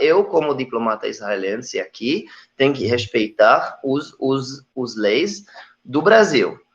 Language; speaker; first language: Portuguese; non-native, fluent; Hebrew